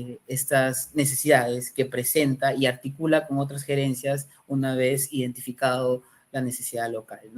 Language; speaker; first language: Spanish; native; Spanish